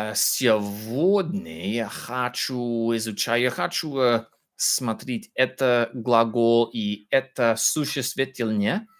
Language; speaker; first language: Russian; non-native, learner; English